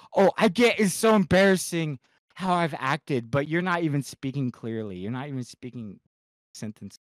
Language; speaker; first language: English; native; English